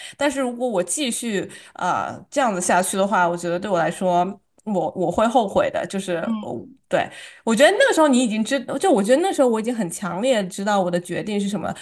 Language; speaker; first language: Chinese; native; Chinese